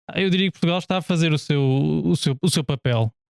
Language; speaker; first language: Portuguese; native; Portuguese